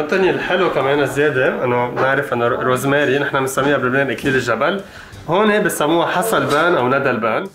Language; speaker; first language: Arabic; native; Arabic